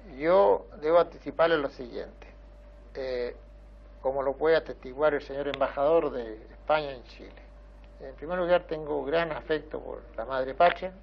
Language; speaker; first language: Spanish; native; Spanish